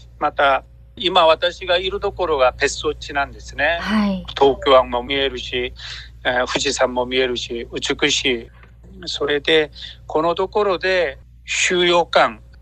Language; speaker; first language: Japanese; non-native, fluent; Korean